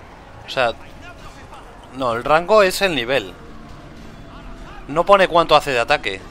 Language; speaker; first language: Spanish; native; Spanish